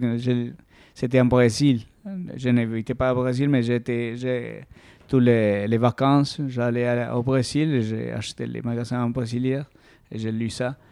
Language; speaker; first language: French; non-native, learner; Spanish